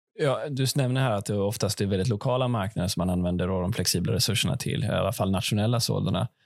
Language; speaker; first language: Swedish; native; Swedish